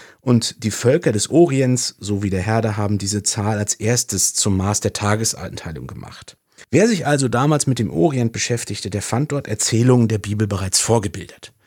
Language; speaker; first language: German; native; German